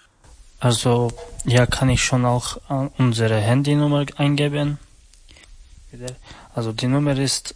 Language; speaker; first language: German; non-native, learner; Romany